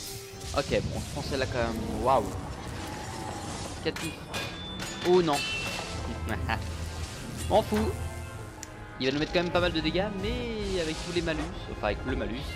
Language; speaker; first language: French; native; French